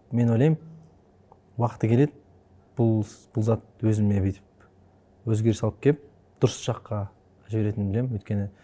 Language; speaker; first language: Kazakh; native; Kazakh